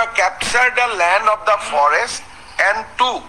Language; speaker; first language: English; non-native, local second language; Assamese